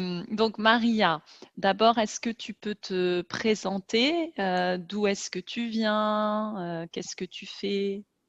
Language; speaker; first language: French; native; French